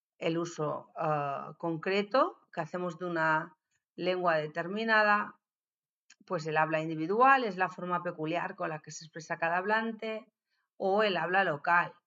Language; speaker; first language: Spanish; native; Spanish